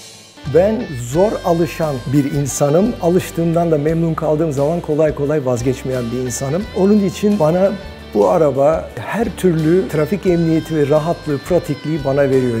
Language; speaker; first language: Turkish; native; Turkish